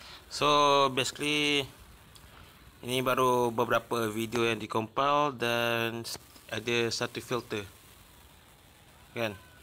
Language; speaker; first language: Malay; native; Malay